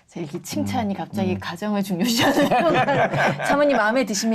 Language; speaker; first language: Korean; native; Korean